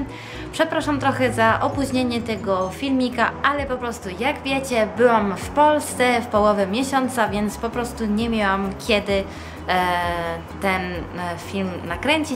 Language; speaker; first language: Polish; early bilingual, heritage; Polish